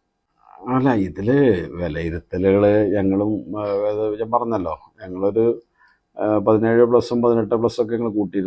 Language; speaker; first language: Malayalam; native; Malayalam